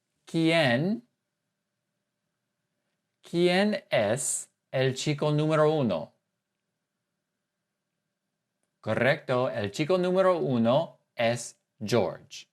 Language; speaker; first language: Spanish; non-native, fluent; English